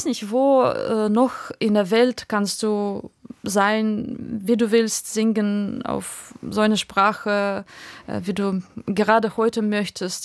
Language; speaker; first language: German; non-native, fluent; Russian